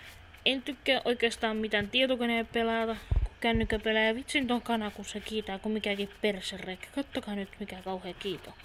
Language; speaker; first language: Finnish; native; Finnish